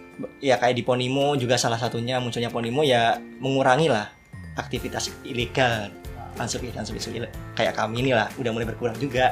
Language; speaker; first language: Indonesian; native; Indonesian